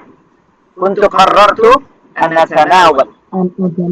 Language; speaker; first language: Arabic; non-native, fluent; Bangla